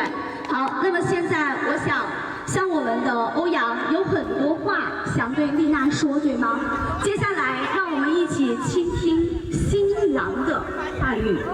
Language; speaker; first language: Chinese; native; Chinese